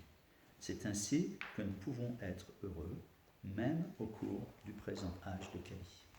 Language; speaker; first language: French; native; French